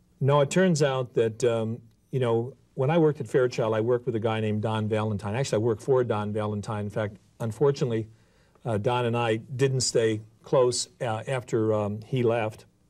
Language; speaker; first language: English; native; English